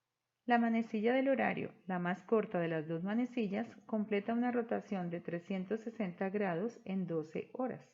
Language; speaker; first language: Spanish; native; Spanish